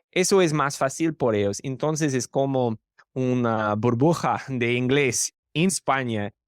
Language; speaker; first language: Spanish; non-native, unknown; English